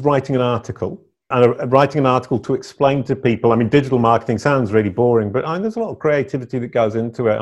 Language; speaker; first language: English; native; English